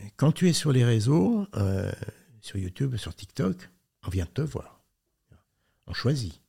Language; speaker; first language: French; native; French